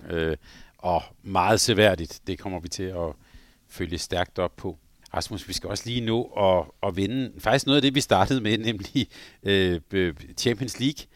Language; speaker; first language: Danish; native; Danish